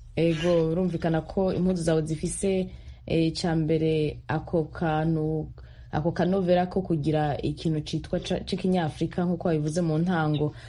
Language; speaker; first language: Rundi; native; Rundi